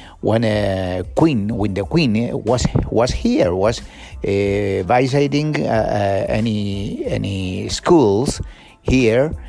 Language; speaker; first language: English; non-native, learner; Spanish